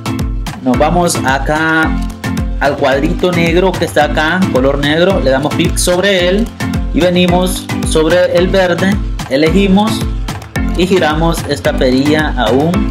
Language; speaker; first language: Spanish; native; Spanish